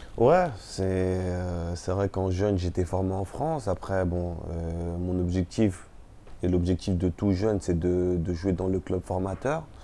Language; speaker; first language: French; early bilingual, other home language; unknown